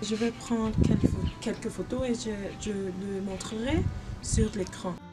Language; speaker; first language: French; non-native, learner; English